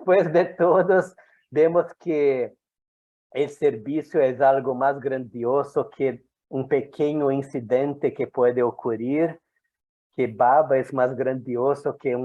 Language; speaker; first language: Spanish; non-native, fluent; Portuguese